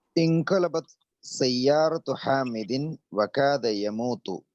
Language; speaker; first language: Arabic; non-native, learner; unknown